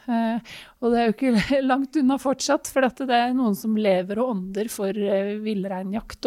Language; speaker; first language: Norwegian; native; Norwegian